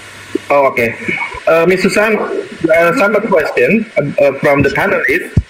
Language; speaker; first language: English; non-native, learner; Indonesian